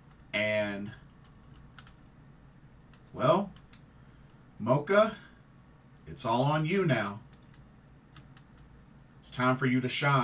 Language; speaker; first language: English; native; English